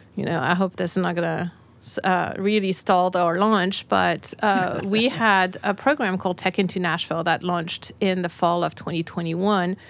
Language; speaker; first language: English; non-native, fluent; French